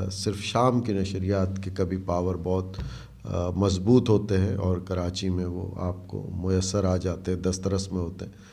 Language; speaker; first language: Urdu; native; Urdu